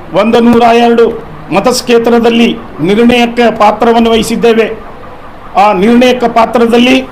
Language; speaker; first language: Kannada; non-native, local second language; Lambadi